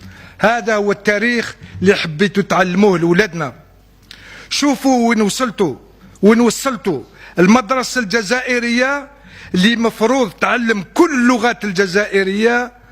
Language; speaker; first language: Arabic; non-native, local second language; Kabyle